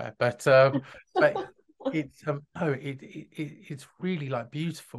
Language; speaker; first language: English; native; English